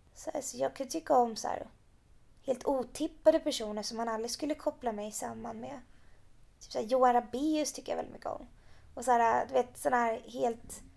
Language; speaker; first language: Swedish; early bilingual, other home language; Persian